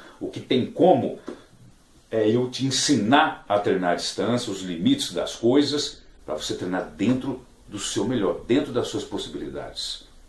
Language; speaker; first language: Portuguese; native; Portuguese